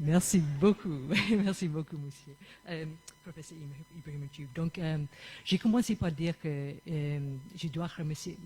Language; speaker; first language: French; non-native, fluent; English